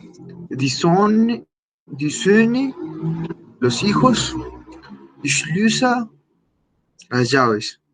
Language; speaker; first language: German; non-native, learner; Spanish